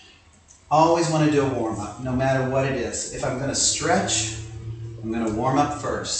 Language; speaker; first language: English; native; English